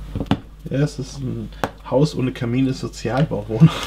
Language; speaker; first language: German; native; German